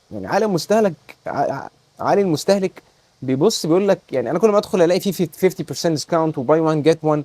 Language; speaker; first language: Arabic; native; Arabic